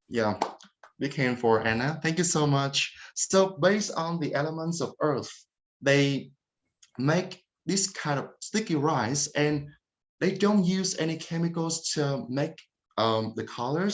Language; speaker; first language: English; non-native, fluent; Vietnamese